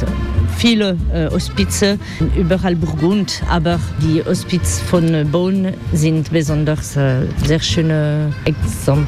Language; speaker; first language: German; non-native, fluent; French